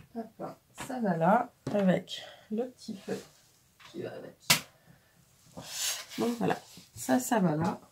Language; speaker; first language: French; native; French